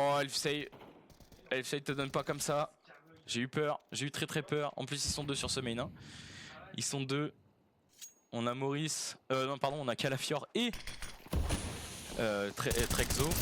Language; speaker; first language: French; native; French